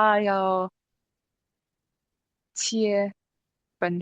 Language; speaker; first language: Chinese; non-native, learner; English